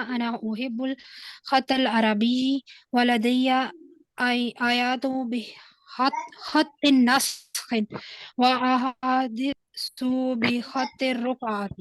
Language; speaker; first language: Arabic; non-native, learner; Urdu